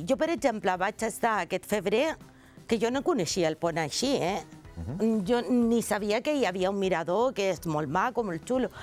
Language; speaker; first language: Catalan; non-native, fluent; Spanish